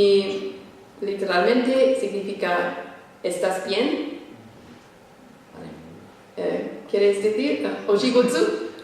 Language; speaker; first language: Spanish; non-native, fluent; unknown